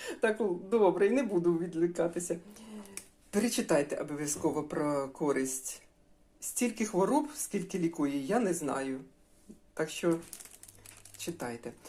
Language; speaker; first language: Ukrainian; non-native, local second language; Russian